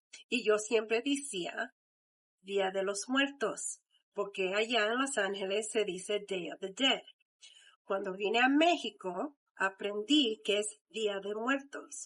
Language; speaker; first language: Spanish; early bilingual, heritage; Spanish